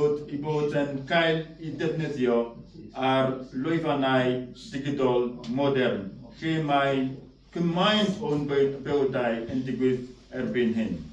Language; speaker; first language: Welsh; non-native, fluent; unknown